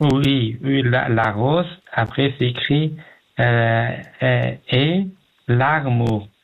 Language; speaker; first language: French; non-native, learner; Pashto